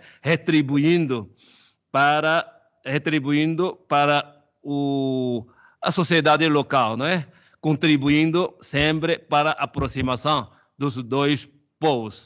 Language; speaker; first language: Portuguese; non-native, fluent; Chinese